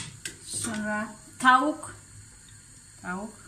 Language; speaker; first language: Turkish; non-native, learner; Indonesian